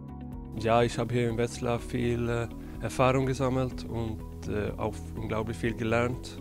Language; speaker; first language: German; non-native, fluent; Swedish